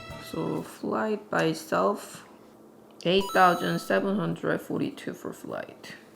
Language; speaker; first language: English; non-native, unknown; Korean